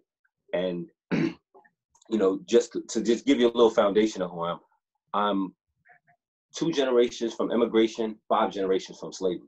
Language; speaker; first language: English; native; English